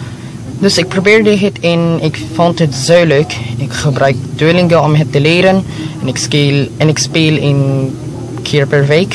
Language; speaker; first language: Dutch; non-native, learner; Filipino